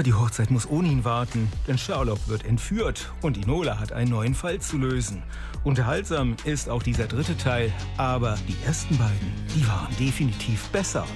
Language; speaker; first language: German; native; German